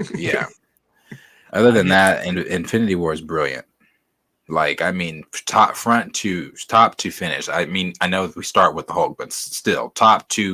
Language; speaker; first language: English; native; English